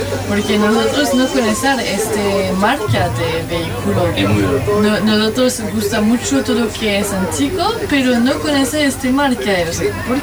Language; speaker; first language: Spanish; non-native, learner; French